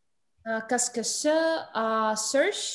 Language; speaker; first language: French; non-native, learner; English